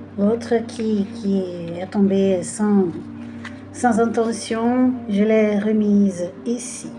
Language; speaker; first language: French; non-native, fluent; Portuguese